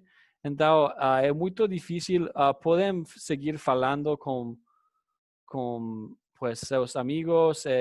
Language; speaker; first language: Portuguese; non-native, learner; English